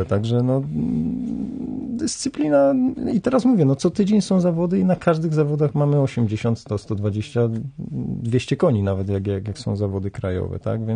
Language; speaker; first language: Polish; native; Polish